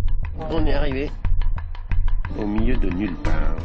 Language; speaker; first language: French; native; French